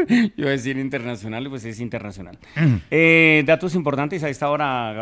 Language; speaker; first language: Spanish; native; Spanish